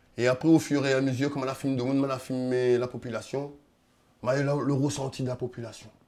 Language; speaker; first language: French; non-native, local second language; Réunion Creole French